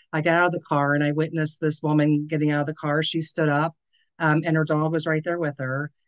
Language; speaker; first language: English; native; English